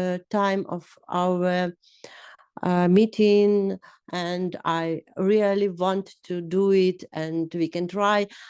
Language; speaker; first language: English; non-native, learner; Ukrainian